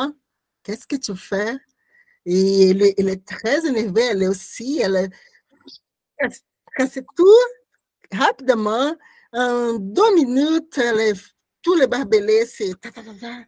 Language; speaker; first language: French; non-native, learner; Portuguese